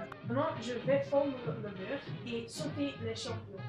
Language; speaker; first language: French; non-native, learner; Dutch